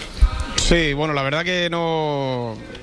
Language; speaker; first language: Spanish; native; Spanish